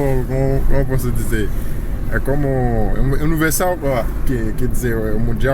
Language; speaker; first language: Portuguese; non-native, fluent; Haitian Creole